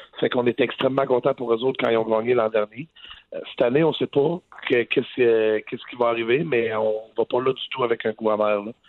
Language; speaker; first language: French; native; French